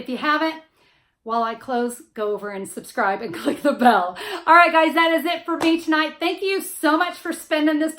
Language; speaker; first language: English; native; English